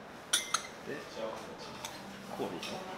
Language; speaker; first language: Japanese; native; Japanese